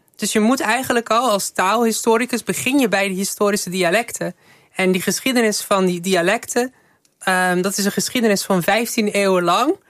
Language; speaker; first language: Dutch; native; Dutch